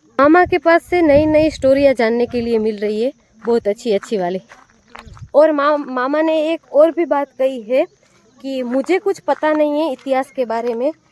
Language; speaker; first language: Hindi; non-native, local second language; Gujarati